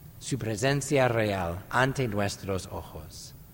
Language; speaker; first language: Spanish; non-native, fluent; English